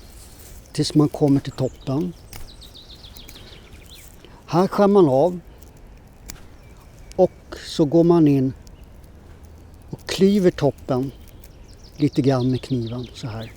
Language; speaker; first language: Swedish; native; Swedish